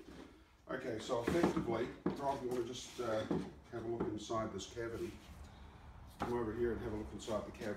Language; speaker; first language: English; native; English